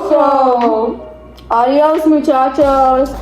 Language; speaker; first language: Spanish; non-native, learner; English